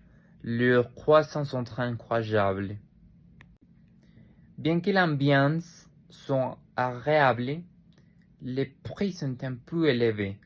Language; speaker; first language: French; non-native, learner; Spanish